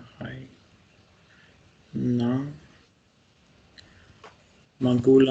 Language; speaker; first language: Filipino; non-native, learner; Russian